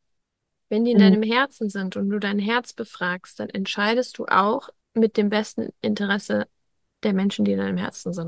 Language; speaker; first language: German; native; German